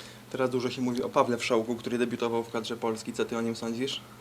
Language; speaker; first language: Polish; native; Polish